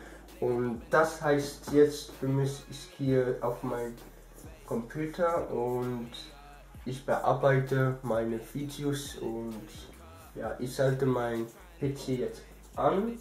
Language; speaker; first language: German; early bilingual, other home language; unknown